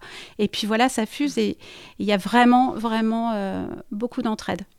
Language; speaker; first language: French; native; French